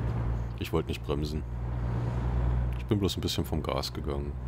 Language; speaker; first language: German; native; German